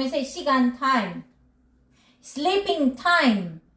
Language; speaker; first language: English; non-native, local second language; Filipino